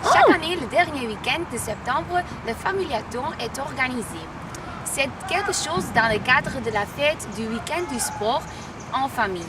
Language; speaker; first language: French; non-native, learner; Dutch